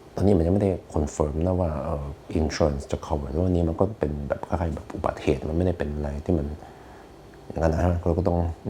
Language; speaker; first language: Thai; non-native, fluent; Norwegian